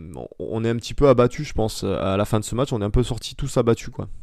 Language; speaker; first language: French; native; French